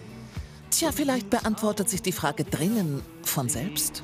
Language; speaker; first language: German; native; German